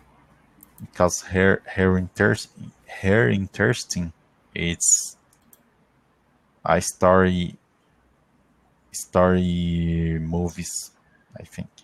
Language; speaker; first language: English; non-native, learner; Portuguese